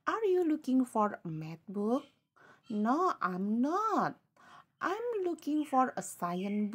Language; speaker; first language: English; non-native, learner; Indonesian